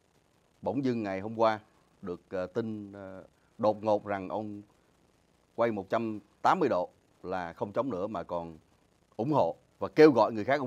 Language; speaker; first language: Vietnamese; native; Vietnamese